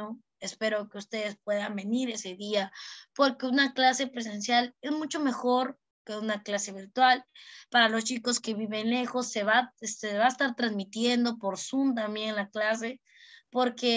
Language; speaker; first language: Spanish; native; Spanish